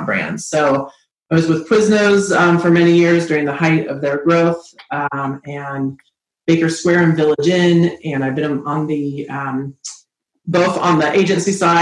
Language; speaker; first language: English; native; English